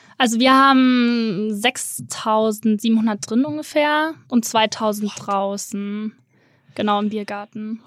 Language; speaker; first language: German; native; German